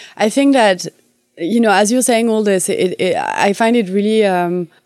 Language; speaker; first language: English; non-native, fluent; French